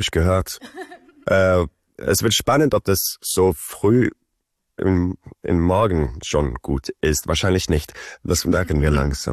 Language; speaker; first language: German; early bilingual, heritage; Swedish